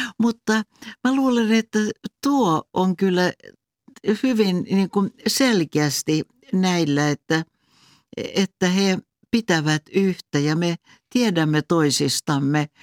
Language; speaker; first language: Finnish; non-native, local second language; Swedish